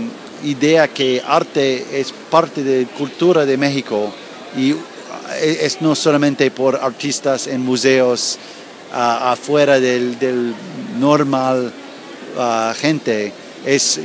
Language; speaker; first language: Spanish; non-native, learner; English